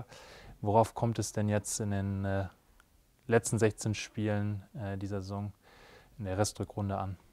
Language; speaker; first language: German; native; German